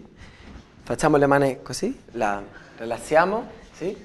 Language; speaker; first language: Italian; non-native, learner; Spanish